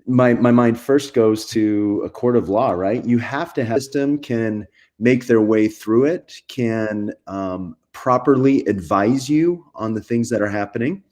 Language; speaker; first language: English; native; English